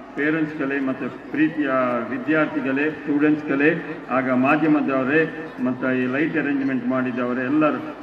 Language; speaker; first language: Kannada; non-native, local second language; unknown